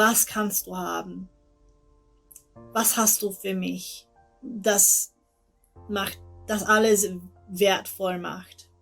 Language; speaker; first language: German; non-native, learner; English